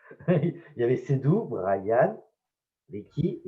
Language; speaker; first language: French; native; French